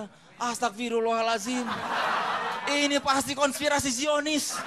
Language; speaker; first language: Indonesian; native; Indonesian